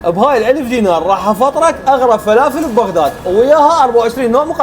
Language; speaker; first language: Arabic; native; Arabic